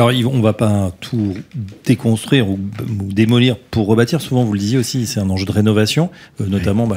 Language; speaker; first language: French; native; French